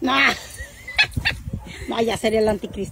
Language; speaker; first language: Spanish; native; Spanish